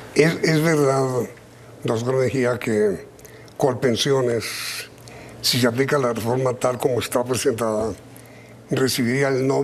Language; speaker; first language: Spanish; native; Spanish